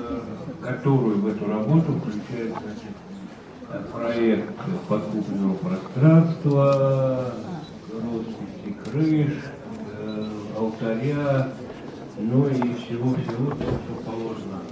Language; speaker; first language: Russian; native; Russian